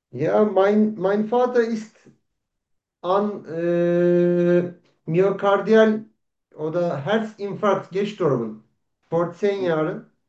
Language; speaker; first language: German; non-native, learner; Turkish